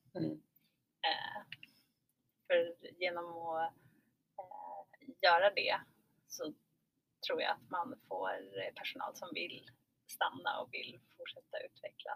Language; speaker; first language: Swedish; early bilingual, other home language; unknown